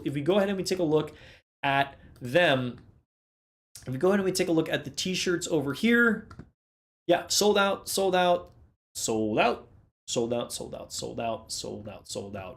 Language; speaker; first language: English; native; English